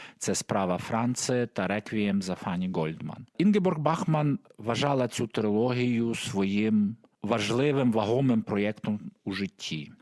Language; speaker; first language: Ukrainian; native; Ukrainian